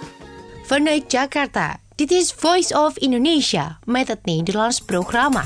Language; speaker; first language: Dutch; non-native, fluent; Indonesian